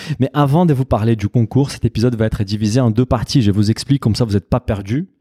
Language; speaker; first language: French; non-native, fluent; Portuguese